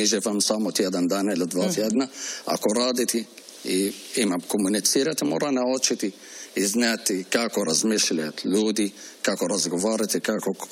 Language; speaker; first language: Croatian; non-native, learner; Arabic